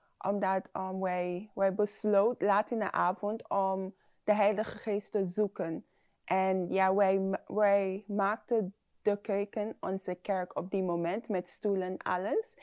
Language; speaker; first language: Dutch; non-native, fluent; English